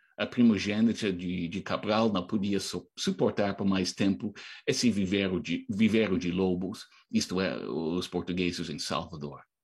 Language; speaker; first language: Portuguese; non-native, fluent; English